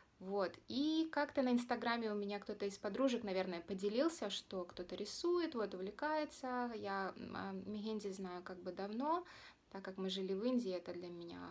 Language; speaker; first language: Russian; native; Russian